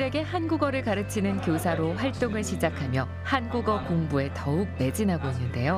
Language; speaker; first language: Korean; native; Korean